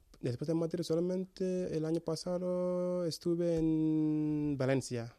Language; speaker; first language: Spanish; non-native, learner; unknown